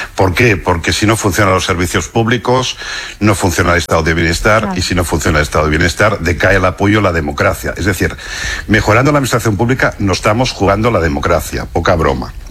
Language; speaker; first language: Spanish; non-native, local second language; Catalan